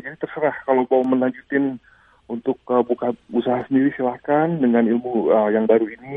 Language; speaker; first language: Indonesian; early bilingual, heritage; Indonesian